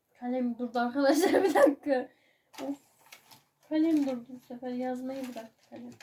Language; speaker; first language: Turkish; native; Turkish